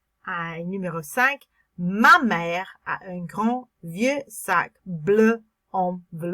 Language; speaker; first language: French; non-native, fluent; English